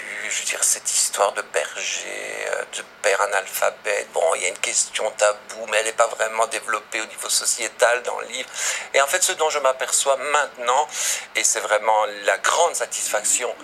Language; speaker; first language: French; native; French